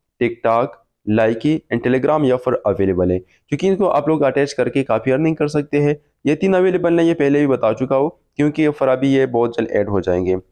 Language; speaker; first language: Urdu; non-native, local second language; Pashto